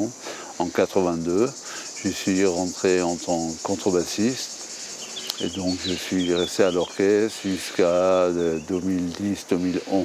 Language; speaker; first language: French; non-native, fluent; Persian